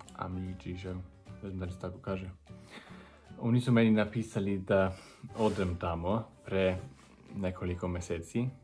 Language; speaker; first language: Serbian; non-native, learner; English